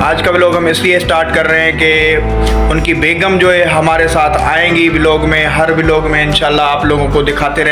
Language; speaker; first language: Hindi; non-native, local second language; Sindhi